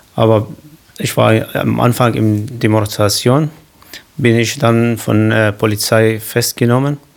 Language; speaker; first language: German; non-native, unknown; Kurdish